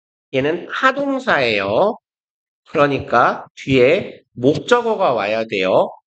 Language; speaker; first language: Korean; native; Korean